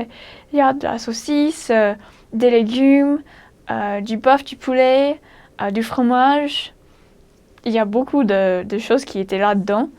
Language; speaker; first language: French; non-native, fluent; English